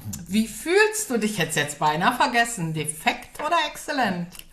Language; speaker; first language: German; native; German